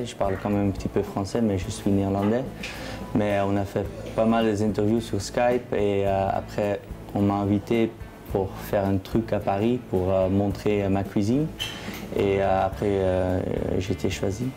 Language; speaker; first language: French; non-native, fluent; Dutch